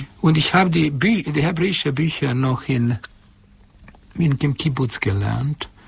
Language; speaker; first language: German; non-native, fluent; Hungarian